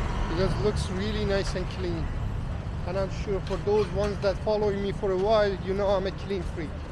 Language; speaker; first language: English; non-native, fluent; Persian